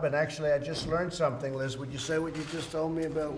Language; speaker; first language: English; native; English